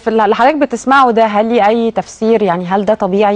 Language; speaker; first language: Arabic; native; Arabic